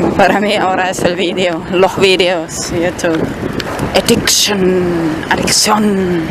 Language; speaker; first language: Spanish; non-native, fluent; German